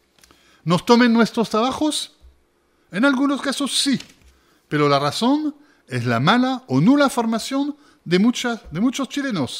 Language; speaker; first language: Spanish; native; Spanish